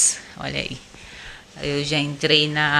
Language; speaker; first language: Portuguese; native; Portuguese